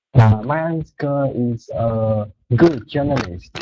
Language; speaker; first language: English; non-native, learner; Vietnamese